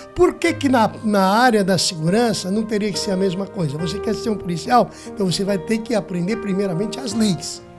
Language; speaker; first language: Portuguese; native; Portuguese